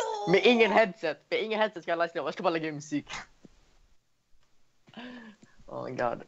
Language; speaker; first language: Swedish; native; Swedish